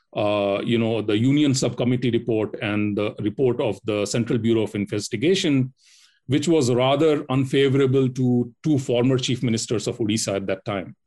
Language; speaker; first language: English; non-native, local second language; Hindi